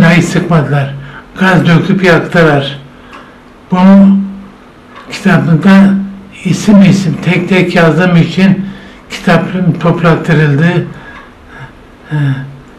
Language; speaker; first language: Turkish; non-native, local second language; Zaza